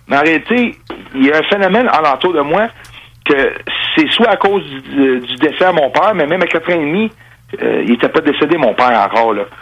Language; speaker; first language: French; non-native, local second language; English